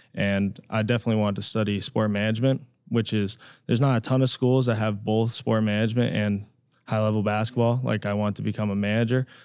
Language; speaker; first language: English; native; English